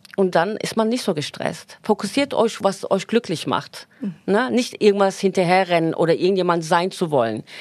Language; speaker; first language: German; non-native, fluent; Turkish